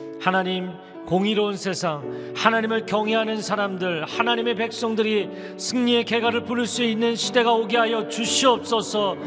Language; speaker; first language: Korean; native; Korean